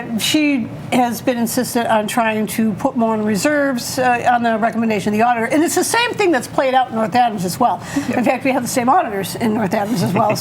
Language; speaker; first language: English; native; English